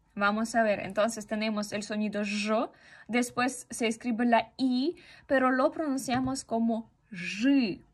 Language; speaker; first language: Spanish; non-native, fluent; Russian